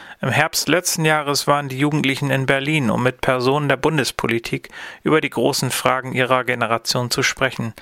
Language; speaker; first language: German; native; German